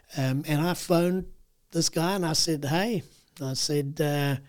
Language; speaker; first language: English; native; English